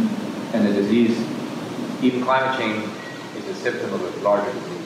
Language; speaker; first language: English; native; English